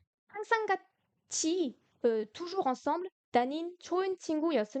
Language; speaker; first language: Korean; non-native, fluent; French